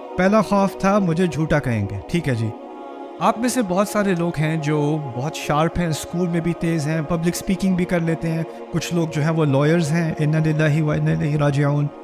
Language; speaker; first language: Urdu; early bilingual, heritage; Urdu